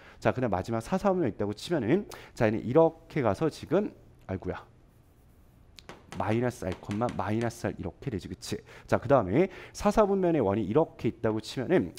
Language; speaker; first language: Korean; native; Korean